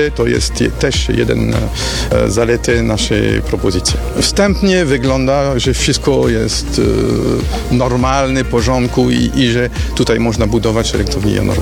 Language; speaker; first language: Polish; non-native, fluent; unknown